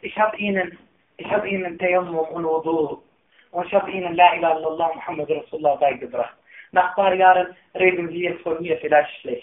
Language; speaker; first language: German; non-native, fluent; Arabic